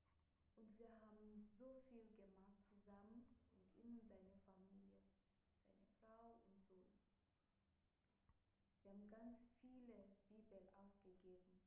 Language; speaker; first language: German; non-native, learner; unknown